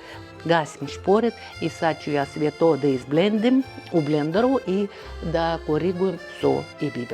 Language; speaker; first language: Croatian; non-native, fluent; Russian